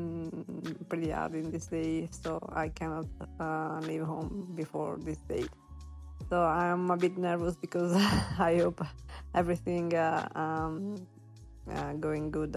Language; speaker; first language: English; non-native, learner; Italian